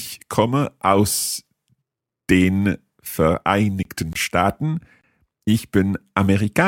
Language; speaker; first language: German; non-native, learner; English